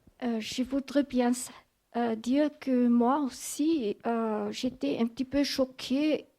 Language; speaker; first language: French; non-native, fluent; German